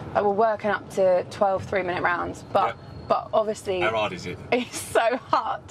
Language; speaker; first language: English; native; English